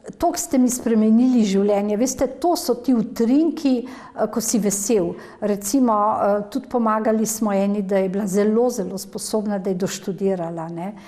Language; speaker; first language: Slovenian; native; Slovenian